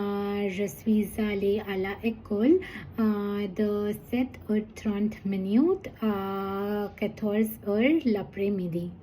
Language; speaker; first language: French; non-native, learner; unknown